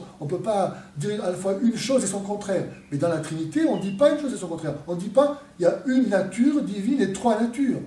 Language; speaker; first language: French; native; French